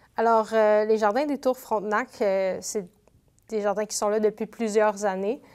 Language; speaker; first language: French; native; French